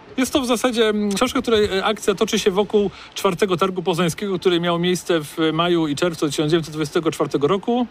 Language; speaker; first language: Polish; native; Polish